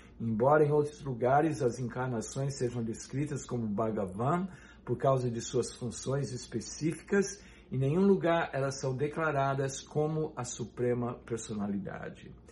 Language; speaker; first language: Portuguese; native; Portuguese